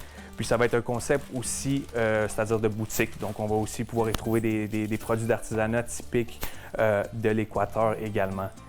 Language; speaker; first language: French; native; French